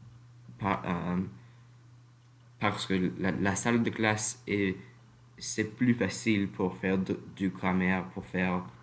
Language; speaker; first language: French; non-native, learner; English